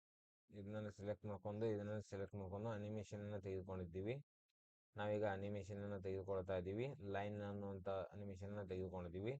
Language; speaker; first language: Kannada; native; Kannada